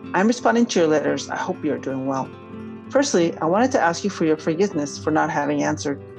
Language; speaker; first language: English; early bilingual, other home language; Spanish